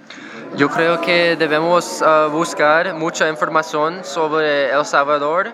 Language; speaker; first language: Spanish; non-native, learner; English